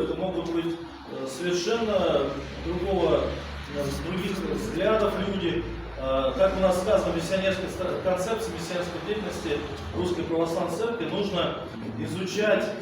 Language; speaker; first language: Russian; native; Russian